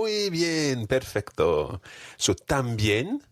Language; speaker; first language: Spanish; non-native, fluent; English